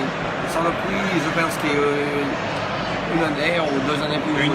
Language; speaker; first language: French; non-native, learner; Russian